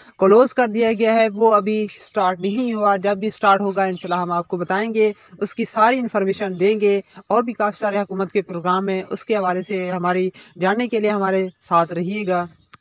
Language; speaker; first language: Urdu; non-native, local second language; Punjabi